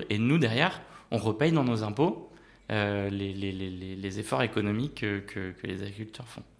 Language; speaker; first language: French; native; French